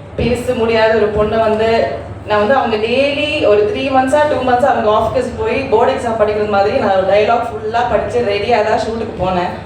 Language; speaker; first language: Tamil; non-native, learner; Malayalam